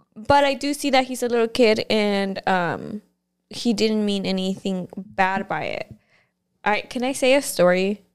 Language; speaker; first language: English; early bilingual, other home language; Spanish